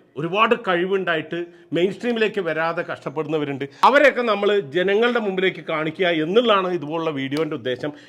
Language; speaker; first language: Malayalam; native; Malayalam